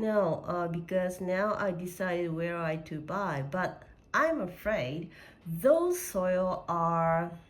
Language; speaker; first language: English; non-native, learner; Japanese